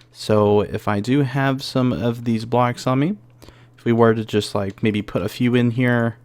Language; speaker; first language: English; native; English